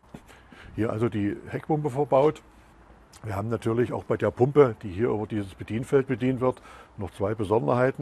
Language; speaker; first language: German; native; German